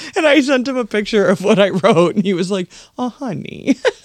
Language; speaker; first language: English; native; English